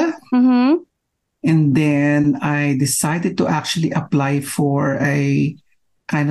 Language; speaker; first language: English; non-native, local second language; Filipino